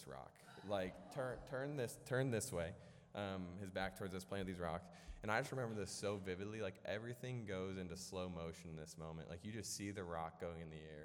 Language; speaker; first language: English; native; English